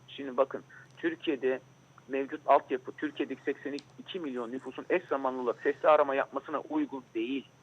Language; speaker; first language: Turkish; native; Turkish